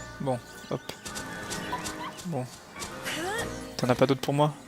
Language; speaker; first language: French; native; French